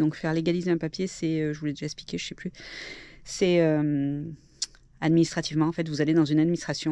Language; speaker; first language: French; native; French